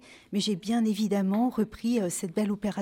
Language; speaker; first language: French; native; French